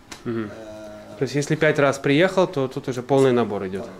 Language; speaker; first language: Russian; native; Russian